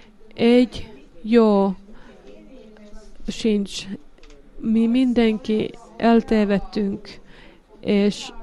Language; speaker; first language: Hungarian; non-native, learner; Finnish